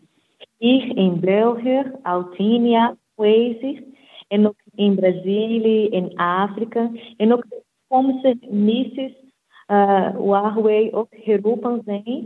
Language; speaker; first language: Dutch; non-native, fluent; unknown